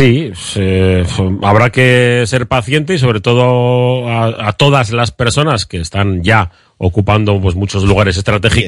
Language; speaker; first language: Spanish; native; Spanish